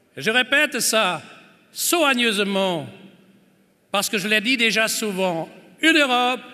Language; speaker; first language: French; non-native, fluent; German